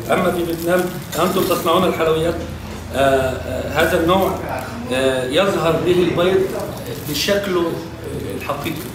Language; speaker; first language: Arabic; native; Arabic